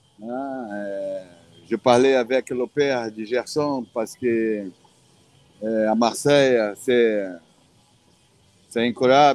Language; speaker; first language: French; non-native, fluent; Portuguese